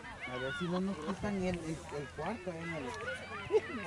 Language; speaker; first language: Spanish; native; Spanish